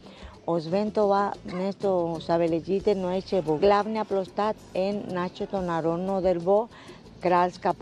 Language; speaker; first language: Bulgarian; non-native, fluent; Spanish